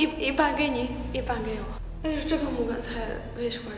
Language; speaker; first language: Chinese; non-native, learner; Ukrainian